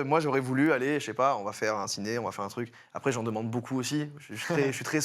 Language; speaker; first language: French; native; French